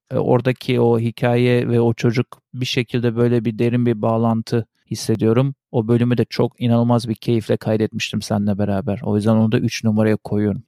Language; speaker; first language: Turkish; early bilingual, heritage; Turkish